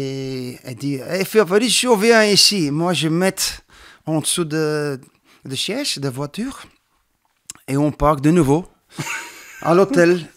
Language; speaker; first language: French; non-native, learner; Dutch